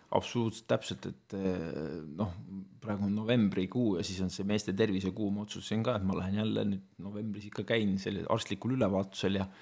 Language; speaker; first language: Estonian; native; Estonian